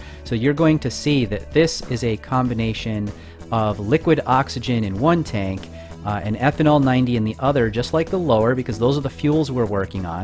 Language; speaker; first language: English; native; English